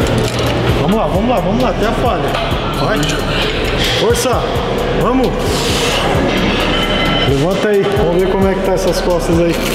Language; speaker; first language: Portuguese; native; Portuguese